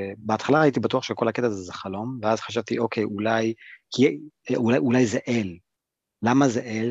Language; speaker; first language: Hebrew; early bilingual, other home language; English